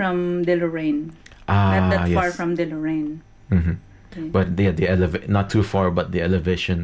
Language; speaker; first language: English; non-native, local second language; Filipino